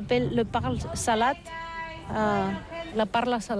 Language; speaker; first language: French; non-native, learner; Catalan